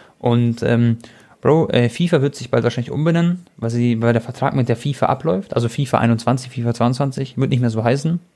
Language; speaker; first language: German; early bilingual, other home language; Croatian